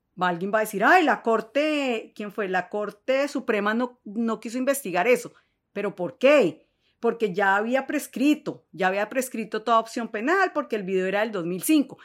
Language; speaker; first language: Spanish; native; Spanish